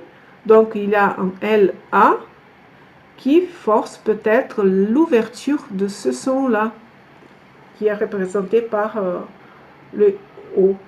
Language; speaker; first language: French; non-native, fluent; Portuguese